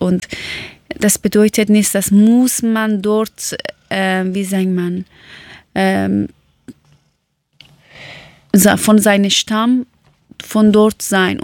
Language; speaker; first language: German; non-native, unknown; Persian